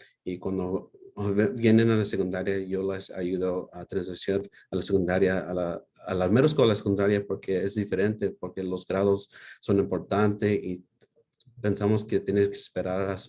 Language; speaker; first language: Spanish; early bilingual, heritage; Spanish